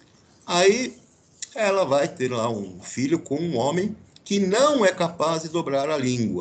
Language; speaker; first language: Portuguese; native; Portuguese